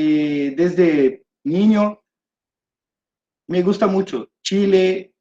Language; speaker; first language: Spanish; non-native, learner; Portuguese